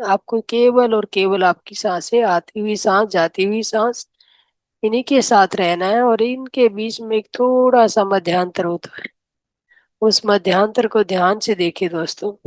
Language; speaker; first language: Hindi; native; Hindi